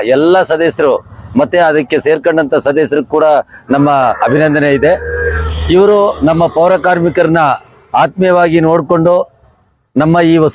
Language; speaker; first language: Kannada; native; Kannada